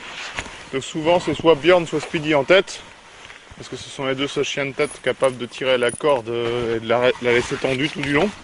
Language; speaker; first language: French; native; French